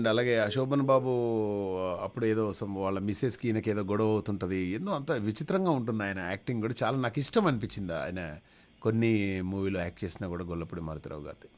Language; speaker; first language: Telugu; native; Telugu